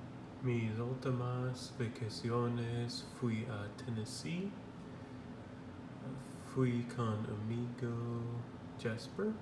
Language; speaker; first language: Spanish; non-native, learner; English